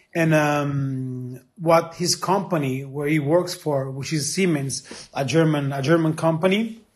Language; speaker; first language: English; non-native, fluent; Italian